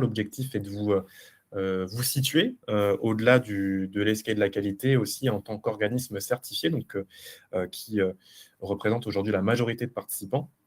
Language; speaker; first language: French; native; French